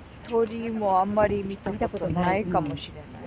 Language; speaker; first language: Japanese; non-native, fluent; English